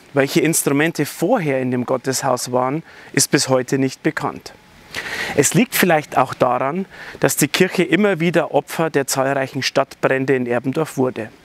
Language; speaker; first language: German; native; German